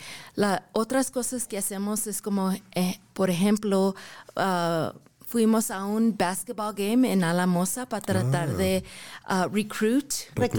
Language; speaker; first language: Spanish; early bilingual, heritage; English